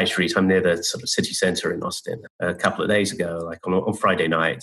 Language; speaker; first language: English; native; English